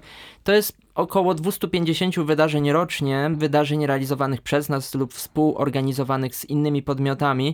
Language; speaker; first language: Polish; native; Polish